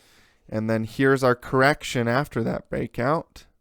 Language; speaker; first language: English; native; English